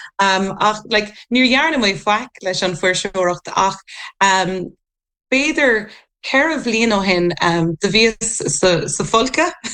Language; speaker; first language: Irish; native; Irish